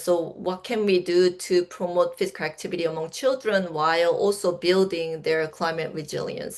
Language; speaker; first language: English; non-native, fluent; Korean